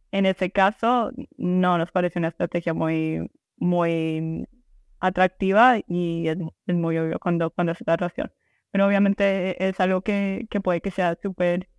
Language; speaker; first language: Spanish; early bilingual, heritage; Spanish